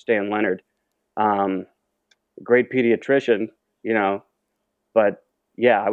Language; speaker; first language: English; native; English